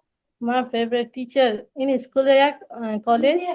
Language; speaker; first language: English; non-native, learner; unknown